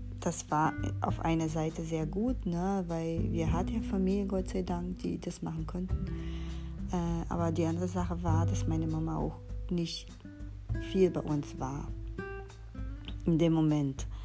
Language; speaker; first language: German; non-native, fluent; Portuguese